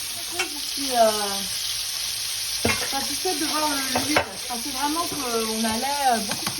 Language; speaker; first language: French; native; French